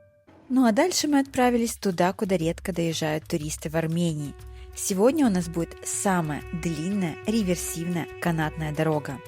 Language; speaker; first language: Russian; native; Russian